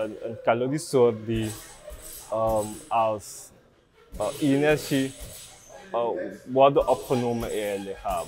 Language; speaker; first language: Dutch; native; Dutch